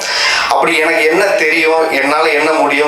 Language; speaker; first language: Tamil; native; Tamil